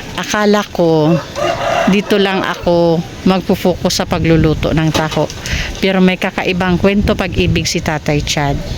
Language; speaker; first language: Filipino; native; Filipino